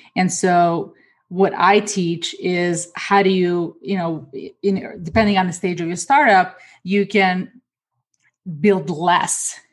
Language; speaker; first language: English; early bilingual, other home language; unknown